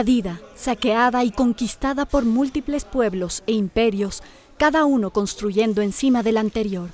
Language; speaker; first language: Spanish; native; Spanish